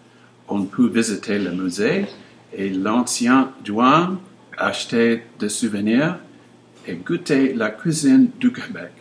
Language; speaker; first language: French; non-native, learner; English